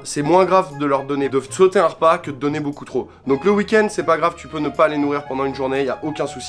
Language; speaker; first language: French; native; French